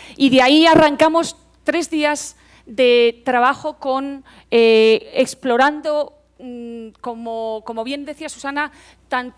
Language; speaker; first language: Spanish; native; Spanish